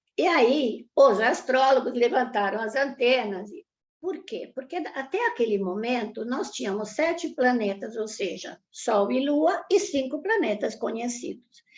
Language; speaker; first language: Portuguese; early bilingual, other home language; Italian